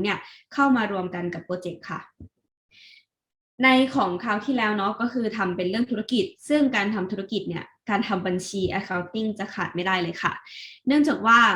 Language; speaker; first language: Thai; native; Thai